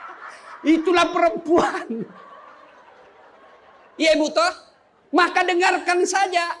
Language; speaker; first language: Indonesian; native; Indonesian